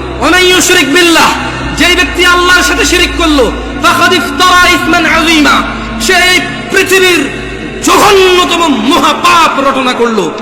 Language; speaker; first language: Bangla; early bilingual, heritage; Bangla